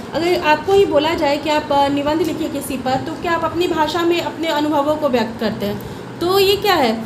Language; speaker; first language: Hindi; native; Hindi